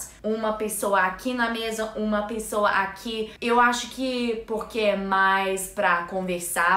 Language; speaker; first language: Portuguese; non-native, learner; English